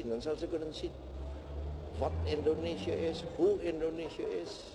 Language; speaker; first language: Dutch; non-native, local second language; Javanese